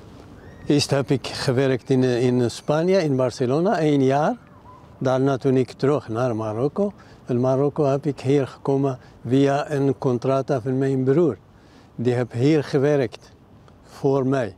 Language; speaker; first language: Dutch; non-native, learner; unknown